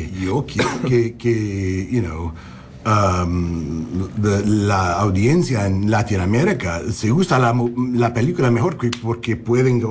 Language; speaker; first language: Spanish; non-native, learner; English